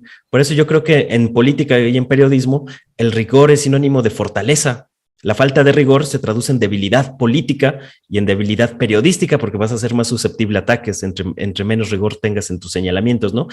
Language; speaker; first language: Spanish; native; Spanish